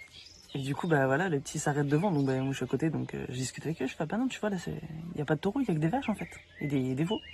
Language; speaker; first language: French; native; French